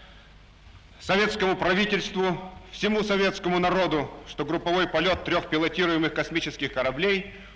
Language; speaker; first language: Russian; native; Russian